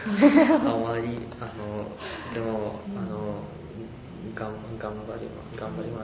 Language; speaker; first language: Japanese; non-native, learner; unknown